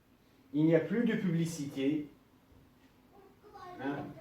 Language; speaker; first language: French; non-native, local second language; Arabic